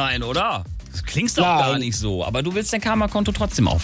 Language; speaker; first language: German; native; German